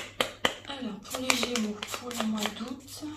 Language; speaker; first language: French; native; French